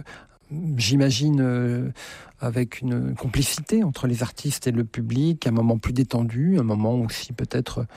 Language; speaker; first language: French; native; French